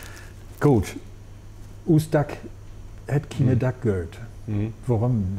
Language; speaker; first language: German; native; German